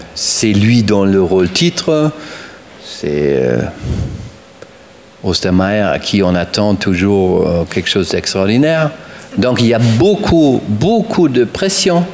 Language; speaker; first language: French; non-native, fluent; German